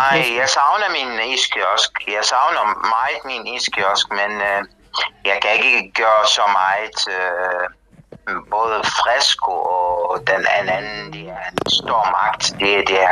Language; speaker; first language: Danish; non-native, learner; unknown